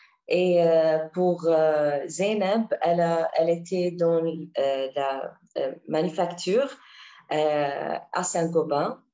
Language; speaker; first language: French; non-native, learner; Arabic